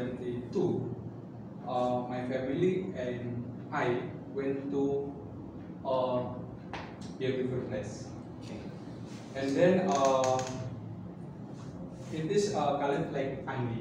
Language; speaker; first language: English; non-native, learner; Indonesian